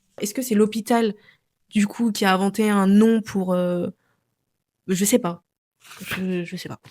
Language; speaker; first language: French; native; French